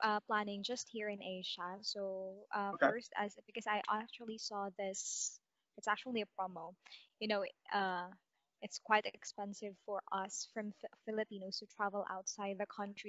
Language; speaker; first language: English; non-native, local second language; Cebuano